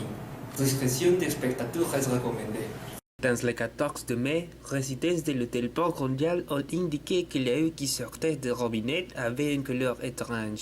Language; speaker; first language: French; non-native, learner; Spanish